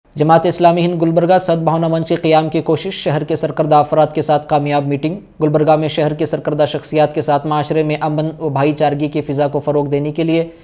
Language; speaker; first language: Urdu; native; Urdu